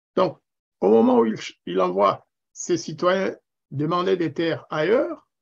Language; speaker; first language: French; non-native, local second language; Kinyarwanda